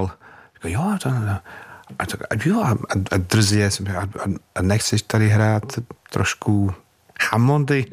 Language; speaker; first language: Czech; non-native, fluent; English